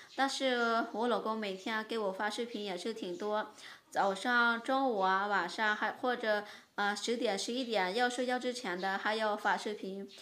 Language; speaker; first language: Chinese; non-native, fluent; Lao